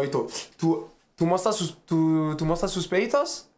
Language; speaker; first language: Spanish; non-native, learner; French